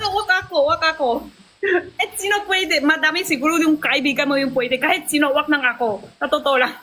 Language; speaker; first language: Filipino; non-native, learner; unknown